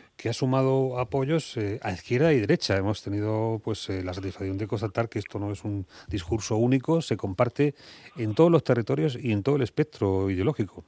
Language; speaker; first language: Spanish; native; Spanish